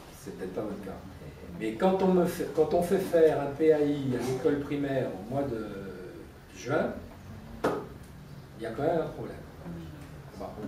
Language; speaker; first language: French; native; French